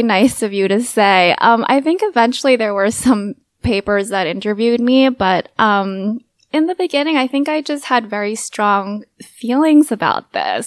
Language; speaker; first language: English; native; English